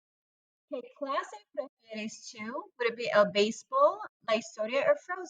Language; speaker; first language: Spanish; non-native, fluent; English